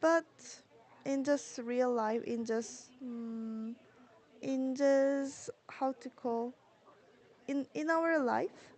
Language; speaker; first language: English; non-native, learner; Korean